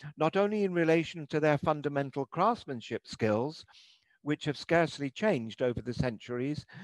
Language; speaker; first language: English; native; English